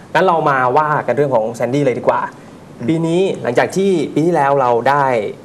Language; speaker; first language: Thai; native; Thai